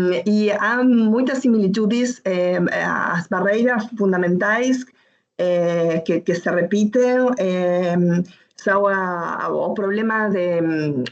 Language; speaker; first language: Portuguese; non-native, learner; Spanish